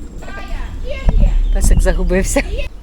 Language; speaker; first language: German; non-native, learner; Ukrainian